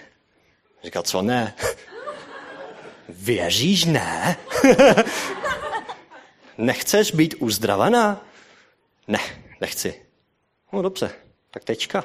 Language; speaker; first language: Czech; non-native, learner; Dutch